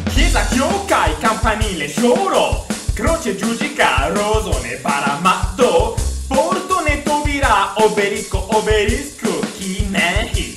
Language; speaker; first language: Japanese; non-native, fluent; Italian